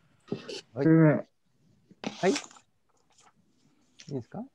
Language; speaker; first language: Japanese; native; Japanese